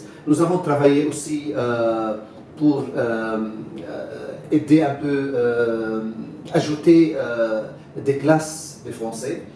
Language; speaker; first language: French; non-native, fluent; Arabic